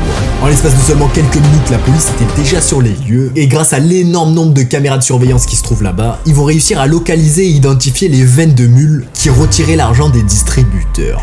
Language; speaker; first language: French; native; French